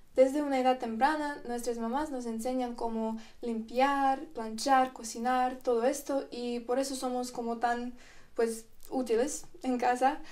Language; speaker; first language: Spanish; non-native, fluent; Russian